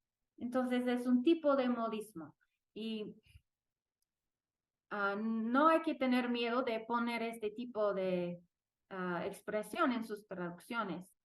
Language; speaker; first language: Spanish; non-native, fluent; English